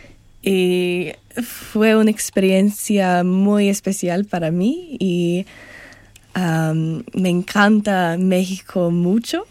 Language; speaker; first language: Spanish; non-native, learner; English